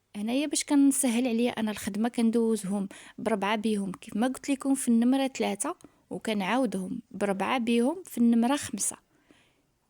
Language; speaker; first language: Arabic; native; Arabic